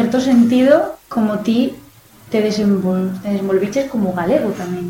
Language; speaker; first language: Galician; native; Galician